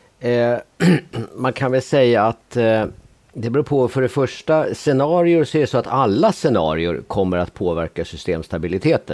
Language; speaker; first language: Swedish; native; Swedish